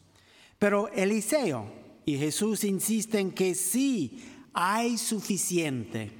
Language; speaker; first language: Spanish; non-native, fluent; English